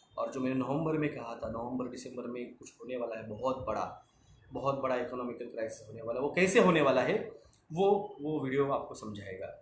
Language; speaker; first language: Hindi; non-native, local second language; Marathi